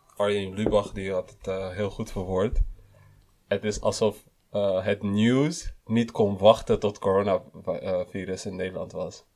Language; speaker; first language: Dutch; early bilingual, other home language; Kinyarwanda